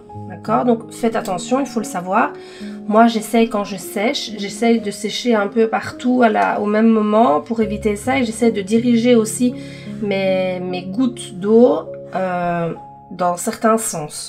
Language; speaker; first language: French; native; French